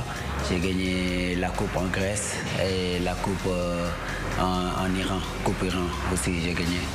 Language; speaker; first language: French; non-native, local second language; Wolof